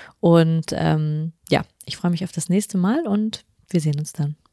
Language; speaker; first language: German; native; German